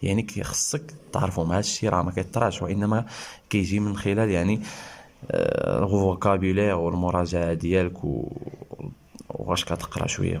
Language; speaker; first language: Arabic; native; Arabic